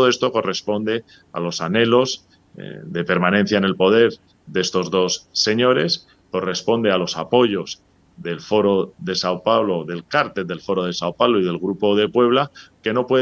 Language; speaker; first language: Spanish; native; Spanish